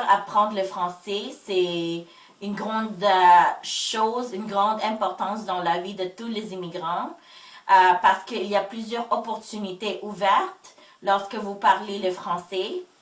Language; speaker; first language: French; early bilingual, other home language; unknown